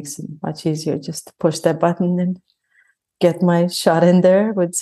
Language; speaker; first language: English; non-native, fluent; Bosnian